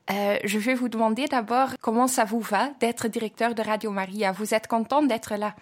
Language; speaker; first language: French; non-native, fluent; Dutch